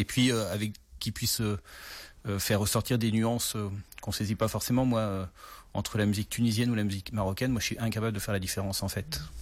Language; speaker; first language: French; native; French